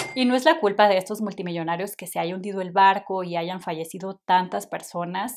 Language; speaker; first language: Spanish; native; Spanish